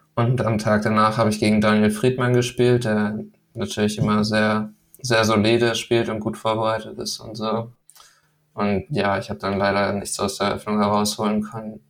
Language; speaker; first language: German; early bilingual, other home language; Danish